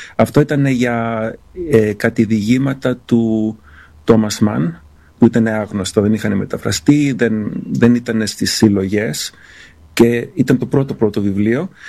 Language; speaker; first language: Greek; early bilingual, other home language; German